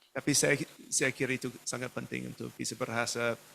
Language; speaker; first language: Indonesian; non-native, fluent; English